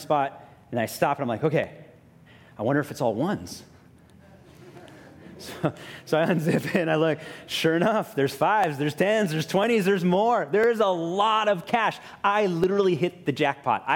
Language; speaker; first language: English; native; English